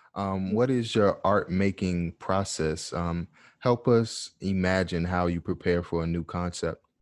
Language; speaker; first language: English; native; English